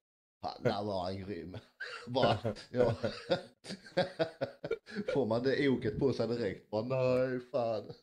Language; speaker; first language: Swedish; native; Swedish